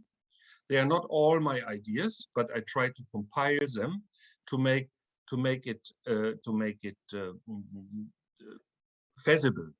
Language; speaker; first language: English; non-native, fluent; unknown